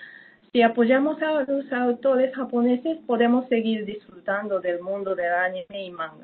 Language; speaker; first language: Spanish; non-native, fluent; Japanese